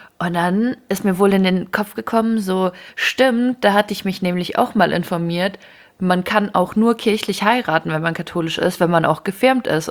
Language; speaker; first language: German; early bilingual, other home language; Ukrainian